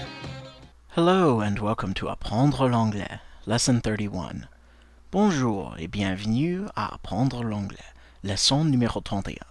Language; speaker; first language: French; non-native, fluent; English